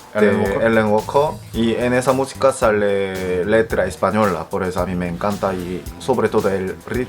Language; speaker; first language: Spanish; non-native, fluent; Korean